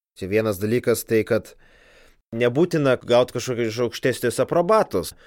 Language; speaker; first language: Lithuanian; non-native, local second language; Polish